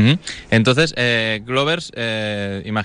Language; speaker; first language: Spanish; non-native, local second language; Catalan